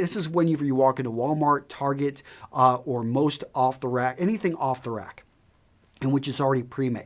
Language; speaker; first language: English; native; English